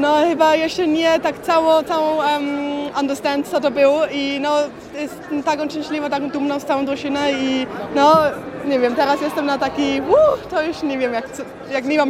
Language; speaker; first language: Polish; early bilingual, heritage; Polish